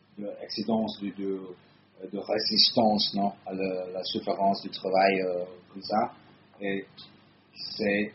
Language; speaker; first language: French; non-native, fluent; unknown